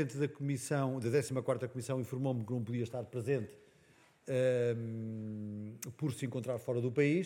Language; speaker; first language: Portuguese; native; Portuguese